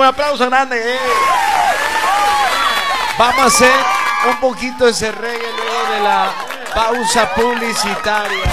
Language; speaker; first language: Spanish; native; Spanish